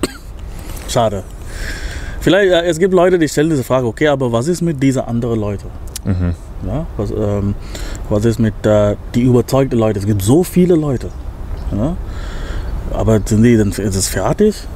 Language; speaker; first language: German; non-native, fluent; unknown